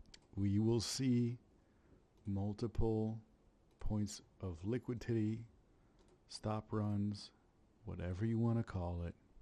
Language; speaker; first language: English; native; English